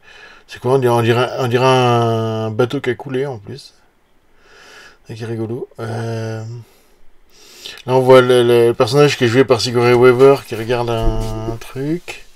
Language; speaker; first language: French; native; French